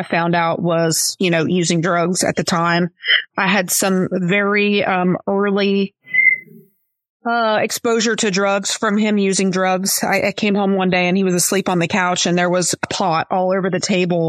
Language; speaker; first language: English; native; English